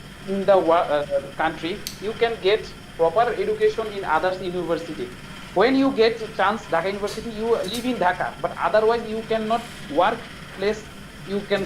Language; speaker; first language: English; non-native, learner; Bangla